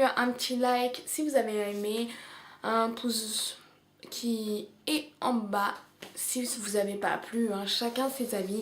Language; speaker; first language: French; native; French